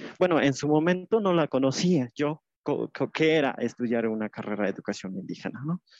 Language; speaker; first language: Spanish; non-native, local second language; Tzeltal